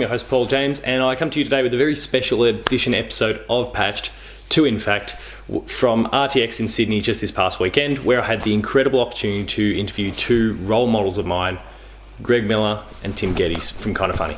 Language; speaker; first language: English; native; English